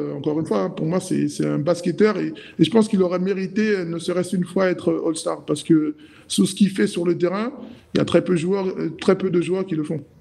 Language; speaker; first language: French; native; French